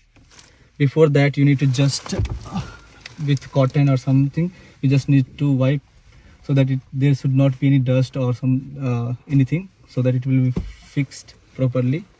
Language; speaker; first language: English; non-native, local second language; Hindi